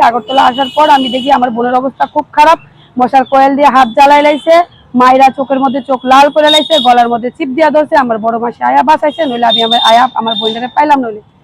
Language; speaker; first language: Bangla; native; Bangla